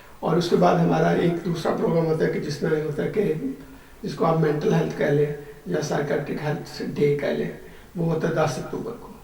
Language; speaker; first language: Urdu; non-native, local second language; Punjabi